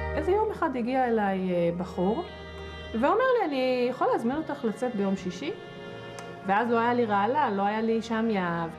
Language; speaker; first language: Hebrew; non-native, local second language; Adyghe